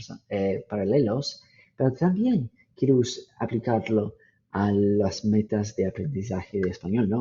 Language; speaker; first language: Spanish; non-native, fluent; English